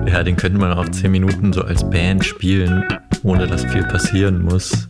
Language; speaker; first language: German; native; German